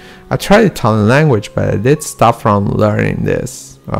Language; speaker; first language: English; non-native, fluent; Italian